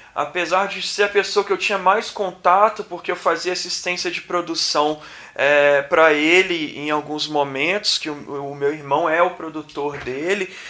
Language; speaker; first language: Portuguese; native; Portuguese